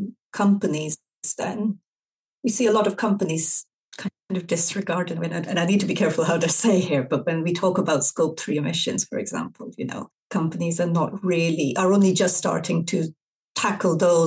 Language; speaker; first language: English; non-native, local second language; Urdu